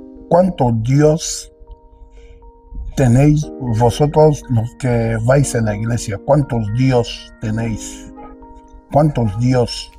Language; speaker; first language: Spanish; non-native, local second language; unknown